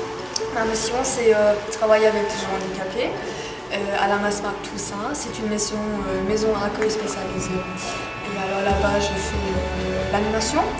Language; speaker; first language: French; non-native, fluent; German